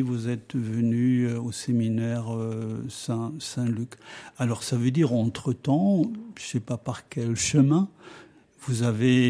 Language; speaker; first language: French; non-native, fluent; German